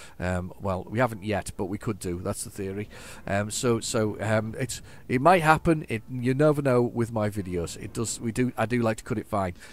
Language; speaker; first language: English; native; English